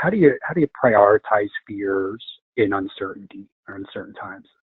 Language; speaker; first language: English; native; English